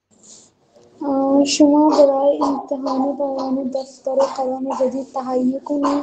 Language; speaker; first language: Persian; non-native, learner; Urdu